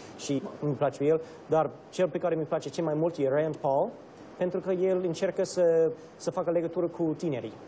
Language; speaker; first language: Romanian; non-native, fluent; English